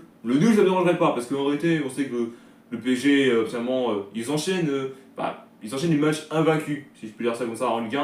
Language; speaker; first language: French; native; French